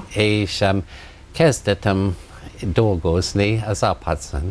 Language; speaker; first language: Hungarian; non-native, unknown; English